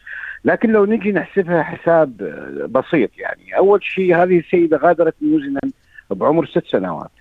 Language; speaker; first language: Arabic; native; Arabic